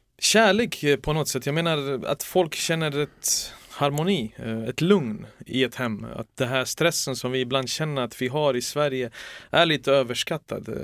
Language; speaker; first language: Swedish; early bilingual, other home language; Serbian